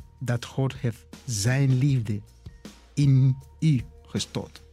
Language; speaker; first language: Dutch; non-native, fluent; English